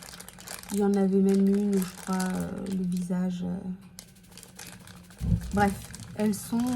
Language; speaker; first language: French; native; French